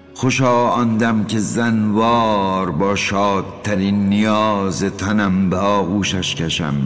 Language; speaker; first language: Persian; native; Persian